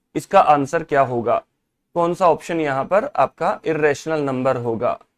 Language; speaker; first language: Hindi; native; Hindi